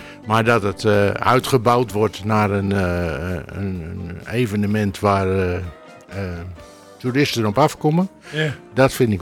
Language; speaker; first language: Dutch; native; Dutch